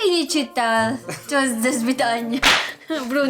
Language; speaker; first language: Russian; non-native, learner; Filipino